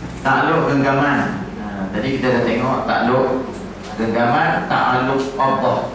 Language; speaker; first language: Malay; native; Malay